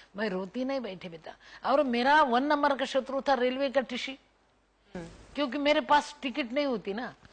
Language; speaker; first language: Hindi; non-native, local second language; Marathi